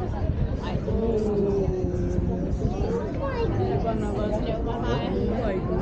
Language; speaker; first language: Danish; non-native, learner; Japanese